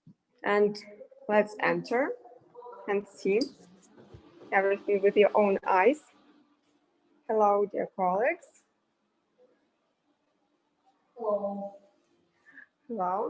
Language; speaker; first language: English; non-native, fluent; Russian